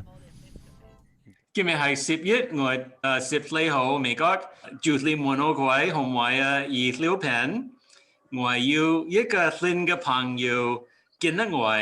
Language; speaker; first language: Cantonese; early bilingual, heritage; Cantonese